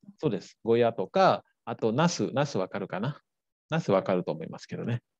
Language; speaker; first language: Japanese; non-native, fluent; Balinese